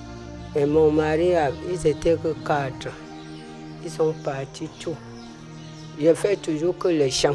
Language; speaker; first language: French; non-native, local second language; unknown